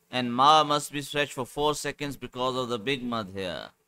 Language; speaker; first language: English; non-native, local second language; Urdu